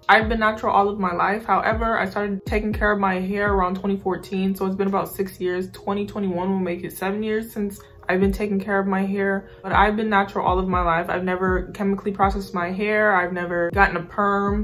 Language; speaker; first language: English; native; English